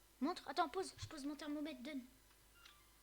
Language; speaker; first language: French; native; French